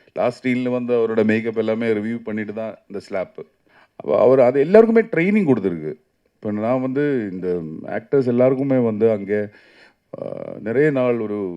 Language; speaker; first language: Tamil; non-native, learner; Malayalam